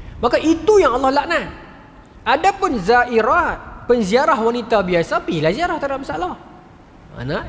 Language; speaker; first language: Malay; native; Malay